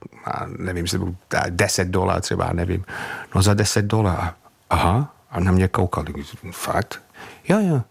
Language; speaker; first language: Czech; non-native, fluent; English